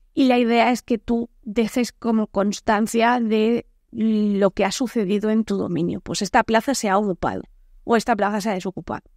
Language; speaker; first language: Spanish; native; Spanish